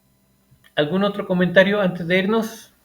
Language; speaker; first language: Spanish; native; Spanish